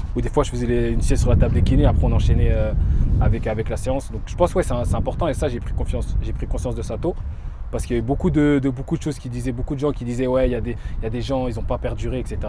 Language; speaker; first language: French; native; French